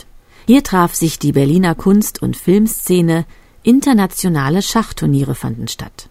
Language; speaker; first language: German; native; German